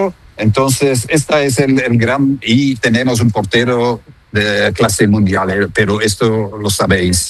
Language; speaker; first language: Spanish; non-native, learner; Dutch